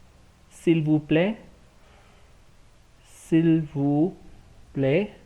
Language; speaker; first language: French; non-native, fluent; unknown